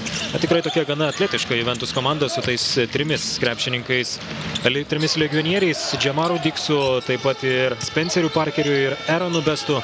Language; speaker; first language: Lithuanian; native; Lithuanian